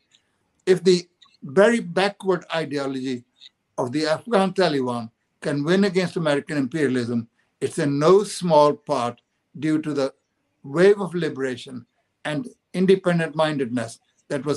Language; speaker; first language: English; non-native, local second language; Punjabi